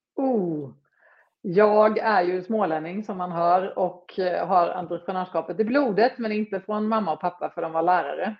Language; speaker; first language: Swedish; native; Swedish